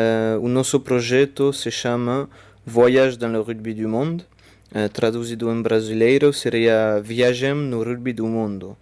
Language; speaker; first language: Portuguese; non-native, fluent; French